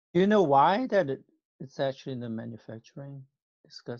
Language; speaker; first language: English; non-native, fluent; Chinese